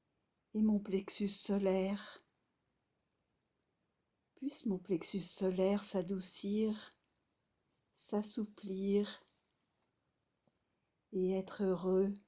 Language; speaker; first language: French; native; French